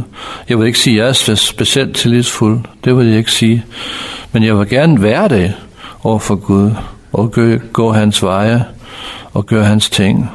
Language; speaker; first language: Danish; non-native, fluent; English